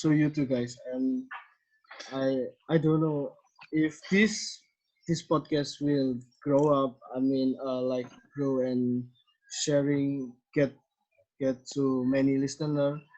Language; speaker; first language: English; non-native, learner; Indonesian